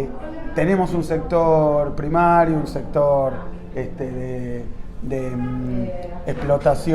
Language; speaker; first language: Spanish; native; Spanish